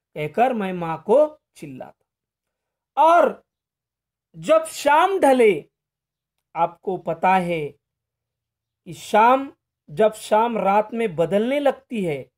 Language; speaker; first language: Hindi; non-native, local second language; Marathi